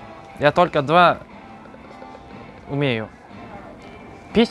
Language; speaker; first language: Russian; non-native, local second language; Kazakh